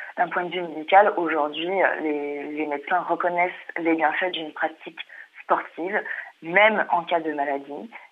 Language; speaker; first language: French; native; French